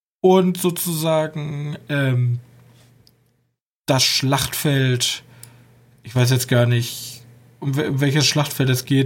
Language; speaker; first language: German; native; German